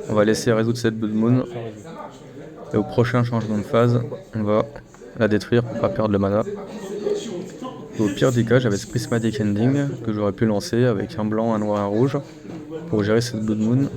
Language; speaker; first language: French; native; French